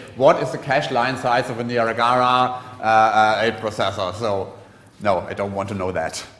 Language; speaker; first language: English; non-native, fluent; German